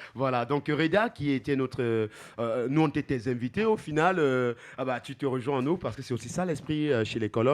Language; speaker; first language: French; native; French